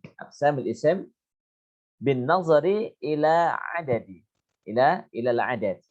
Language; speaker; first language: Arabic; non-native, fluent; Indonesian